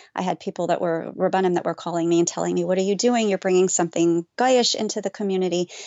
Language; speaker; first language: English; native; English